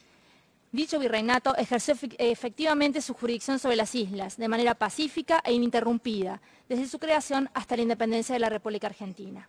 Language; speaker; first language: Spanish; native; Spanish